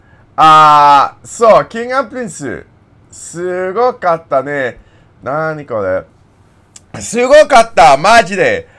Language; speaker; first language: Japanese; non-native, learner; English